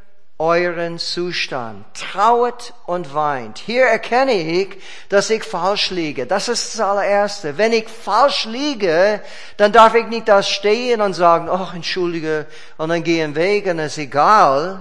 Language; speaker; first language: German; non-native, fluent; English